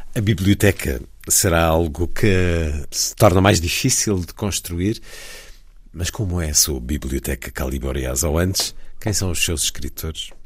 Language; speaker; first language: Portuguese; native; Portuguese